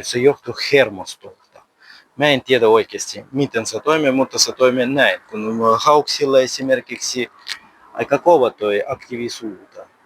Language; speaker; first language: Finnish; non-native, learner; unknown